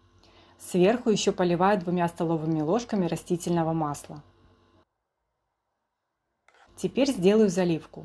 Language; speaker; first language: Russian; native; Russian